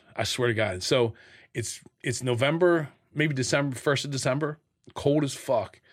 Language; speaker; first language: English; native; English